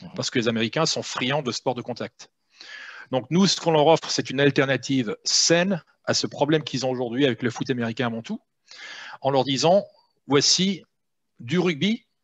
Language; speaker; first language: French; native; French